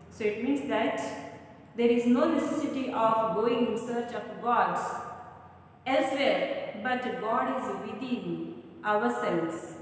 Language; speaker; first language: English; non-native, local second language; Kannada